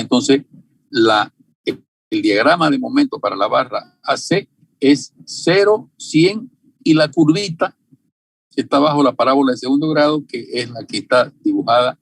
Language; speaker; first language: Spanish; native; Spanish